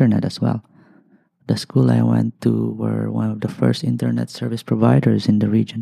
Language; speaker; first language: English; non-native, local second language; Bikol